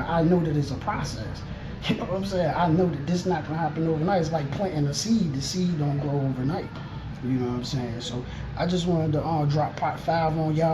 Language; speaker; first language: English; native; English